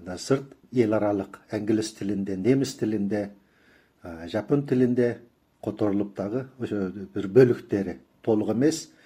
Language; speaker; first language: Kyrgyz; native; Kyrgyz